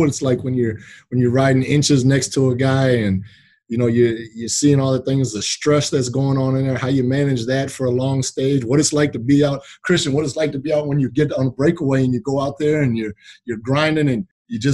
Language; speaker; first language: English; native; English